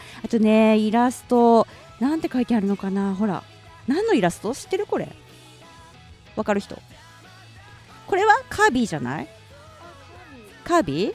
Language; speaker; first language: Japanese; native; Japanese